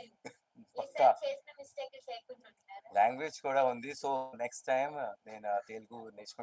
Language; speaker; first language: Telugu; non-native, learner; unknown